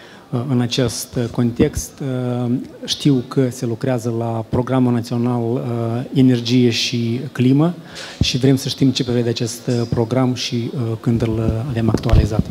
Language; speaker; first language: Romanian; native; Romanian